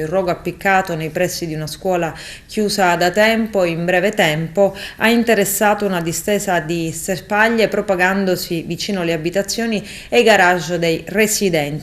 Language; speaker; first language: Italian; native; Italian